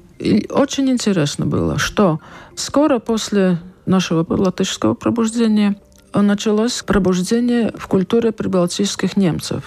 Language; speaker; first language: Russian; non-native, local second language; Latvian